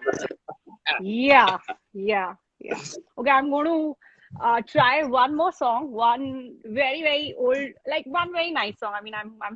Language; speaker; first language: English; non-native, local second language; Hindi